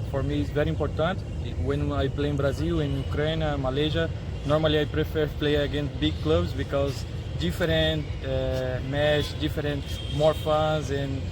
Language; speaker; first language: English; non-native, learner; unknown